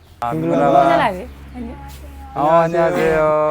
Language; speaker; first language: Korean; native; Korean